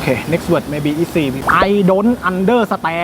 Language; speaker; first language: English; non-native, learner; Thai